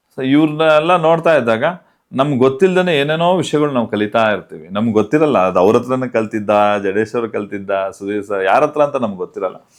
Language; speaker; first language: Kannada; non-native, local second language; Tulu